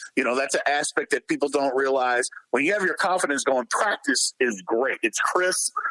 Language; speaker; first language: English; native; English